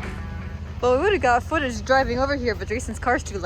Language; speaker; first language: English; native; English